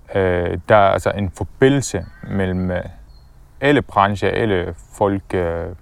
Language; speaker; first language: Danish; non-native, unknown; Arabic